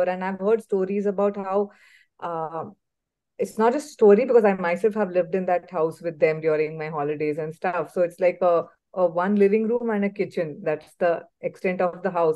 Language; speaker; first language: English; non-native, local second language; Tamil